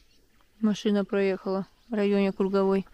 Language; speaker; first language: Russian; native; Russian